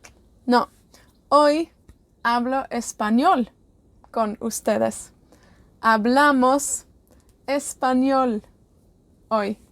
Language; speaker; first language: Spanish; non-native, fluent; Welsh